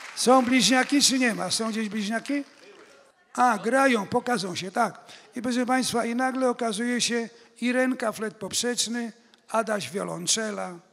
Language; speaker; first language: Polish; native; Polish